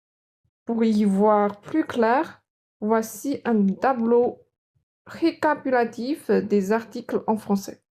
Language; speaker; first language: French; non-native, fluent; Chinese